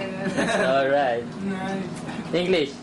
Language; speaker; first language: English; non-native, local second language; Filipino